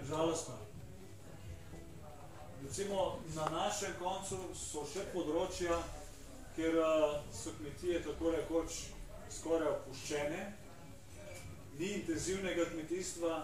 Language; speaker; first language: Slovenian; native; Slovenian